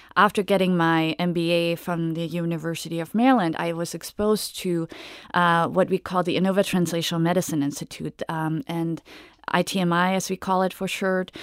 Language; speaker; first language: English; non-native, fluent; German